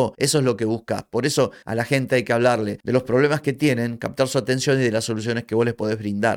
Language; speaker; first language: Spanish; native; Spanish